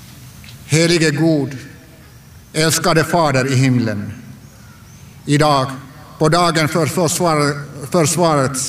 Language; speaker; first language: Swedish; non-native, local second language; Finnish